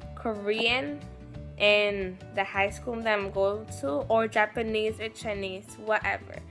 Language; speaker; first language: English; native; English